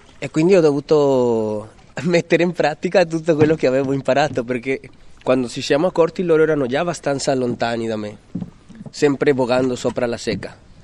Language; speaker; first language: Italian; non-native, fluent; Spanish